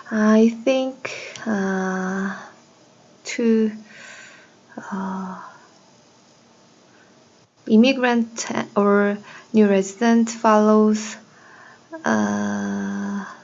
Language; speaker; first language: English; non-native, learner; Korean